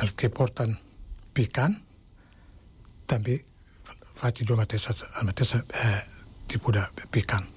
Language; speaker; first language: Catalan; non-native, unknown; Wolof